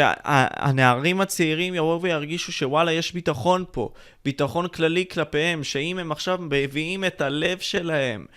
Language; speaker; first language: Hebrew; native; Hebrew